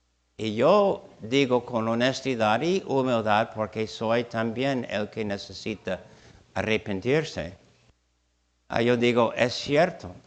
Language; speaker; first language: Spanish; non-native, fluent; English